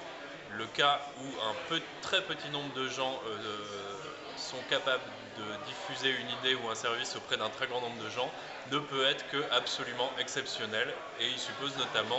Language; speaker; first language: French; native; French